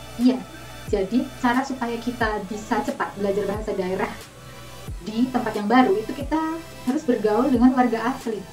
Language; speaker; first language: Indonesian; native; Indonesian